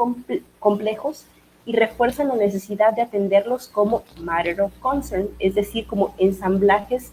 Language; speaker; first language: Spanish; native; Spanish